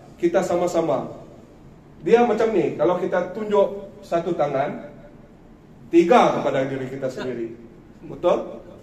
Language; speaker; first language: Malay; non-native, local second language; Iban